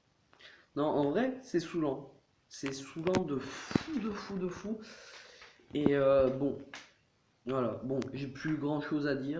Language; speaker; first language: French; native; French